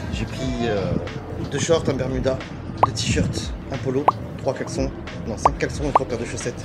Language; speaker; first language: French; native; French